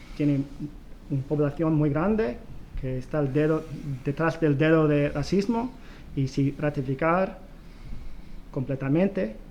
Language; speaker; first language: Spanish; non-native, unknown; English